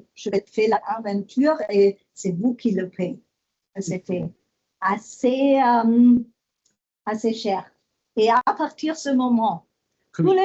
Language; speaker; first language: French; non-native, learner; German